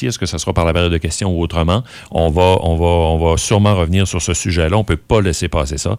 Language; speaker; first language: French; native; French